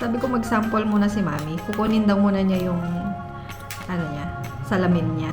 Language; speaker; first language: Filipino; native; Filipino